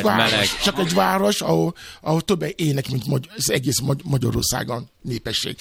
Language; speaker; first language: Hungarian; non-native, fluent; Yoruba